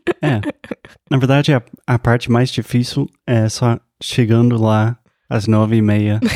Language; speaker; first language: Portuguese; non-native, fluent; English